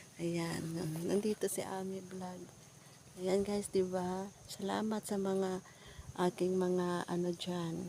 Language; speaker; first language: Filipino; non-native, local second language; Hiligaynon